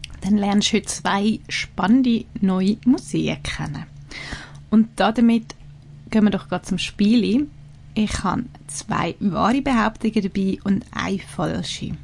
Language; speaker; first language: German; native; German